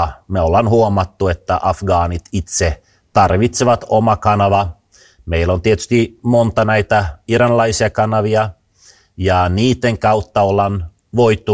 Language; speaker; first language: Finnish; early bilingual, heritage; Finnish